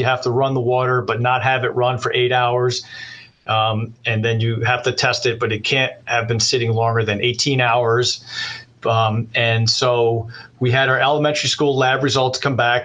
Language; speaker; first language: English; native; English